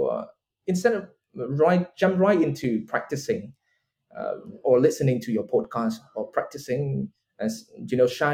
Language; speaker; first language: English; non-native, fluent; Vietnamese